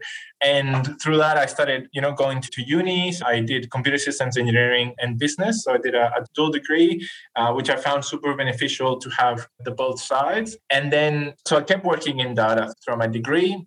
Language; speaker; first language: English; non-native, fluent; Spanish